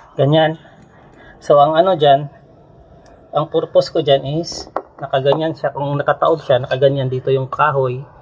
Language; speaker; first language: Filipino; native; Filipino